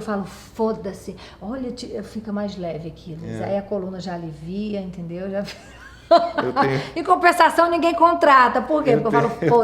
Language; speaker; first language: Portuguese; native; Portuguese